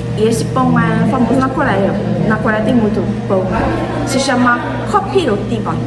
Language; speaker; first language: Portuguese; early bilingual, other home language; Korean